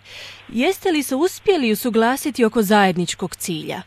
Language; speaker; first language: Croatian; native; Croatian